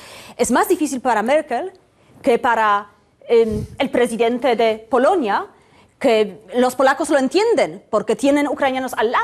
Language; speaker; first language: Spanish; non-native, fluent; Polish